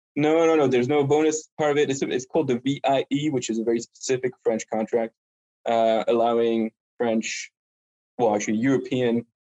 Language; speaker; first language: English; non-native, fluent; French